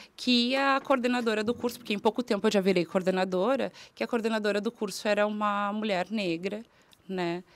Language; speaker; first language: Portuguese; native; Portuguese